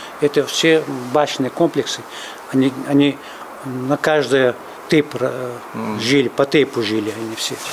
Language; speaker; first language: Russian; non-native, local second language; Ingush